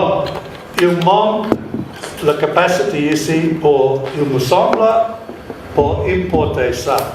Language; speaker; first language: French; non-native, learner; English